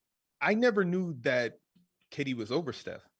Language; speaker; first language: English; native; English